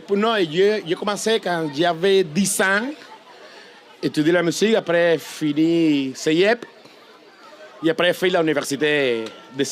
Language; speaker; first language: French; non-native, learner; Spanish